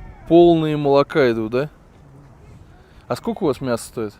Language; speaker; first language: Russian; native; Russian